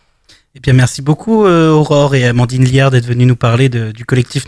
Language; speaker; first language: French; native; French